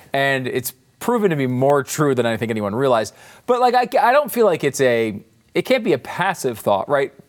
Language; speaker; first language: English; native; English